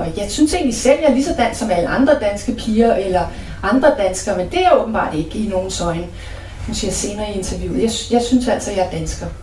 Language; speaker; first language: Danish; native; Danish